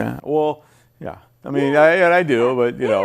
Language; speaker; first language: English; native; English